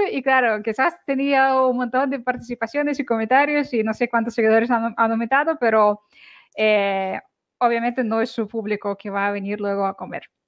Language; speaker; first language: Spanish; non-native, fluent; Ukrainian